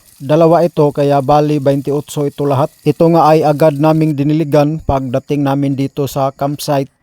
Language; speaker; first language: Filipino; native; Filipino